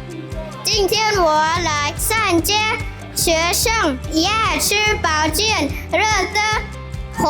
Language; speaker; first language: Chinese; non-native, learner; Khmer